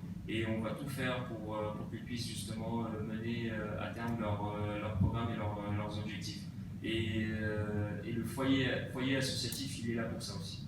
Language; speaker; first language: French; native; French